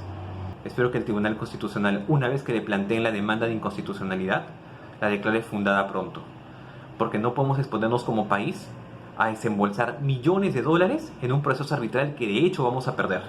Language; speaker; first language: Spanish; native; Spanish